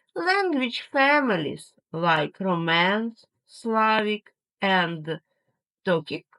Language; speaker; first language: English; non-native, fluent; Ukrainian